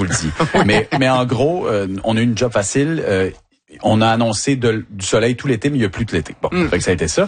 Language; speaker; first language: French; native; French